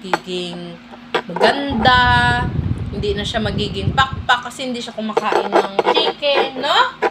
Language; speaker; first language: Filipino; non-native, local second language; Hiligaynon